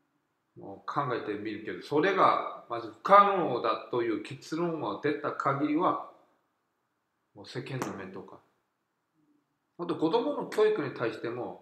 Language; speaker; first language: Japanese; non-native, fluent; Korean